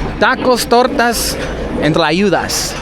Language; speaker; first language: Spanish; early bilingual, heritage; English